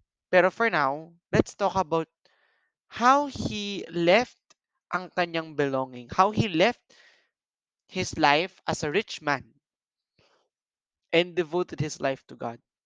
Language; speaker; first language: English; non-native, local second language; Filipino